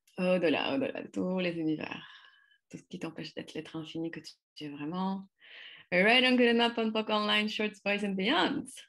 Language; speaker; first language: French; non-native, fluent; Polish